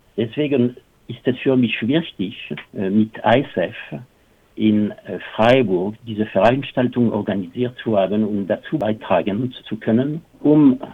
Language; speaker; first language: German; non-native, fluent; French